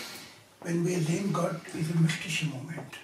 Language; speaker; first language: German; non-native, learner; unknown